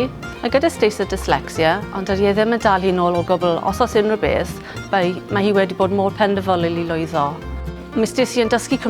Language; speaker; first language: Welsh; native; Welsh